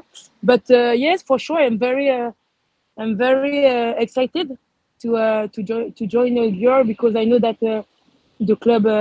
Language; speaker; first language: English; non-native, learner; French